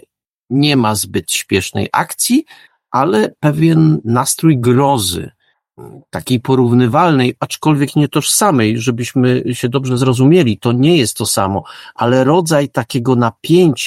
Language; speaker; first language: Polish; native; Polish